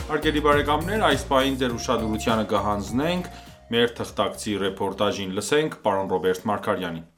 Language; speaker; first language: Armenian; early bilingual, heritage; Armenian